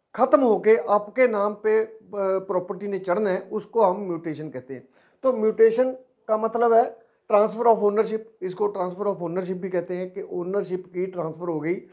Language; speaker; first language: Hindi; non-native, local second language; Punjabi